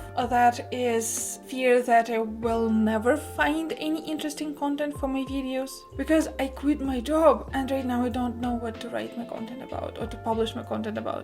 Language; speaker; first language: English; non-native, fluent; Russian